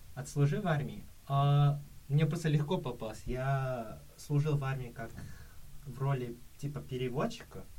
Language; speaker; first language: Russian; early bilingual, other home language; Korean